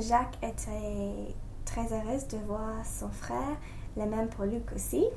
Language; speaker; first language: French; non-native, learner; English